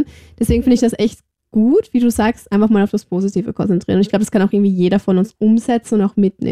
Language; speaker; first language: German; native; German